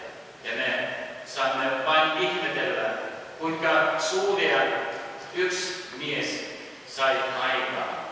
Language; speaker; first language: Finnish; early bilingual, heritage; Finnish